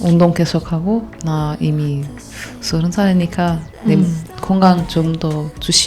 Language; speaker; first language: Korean; non-native, fluent; Portuguese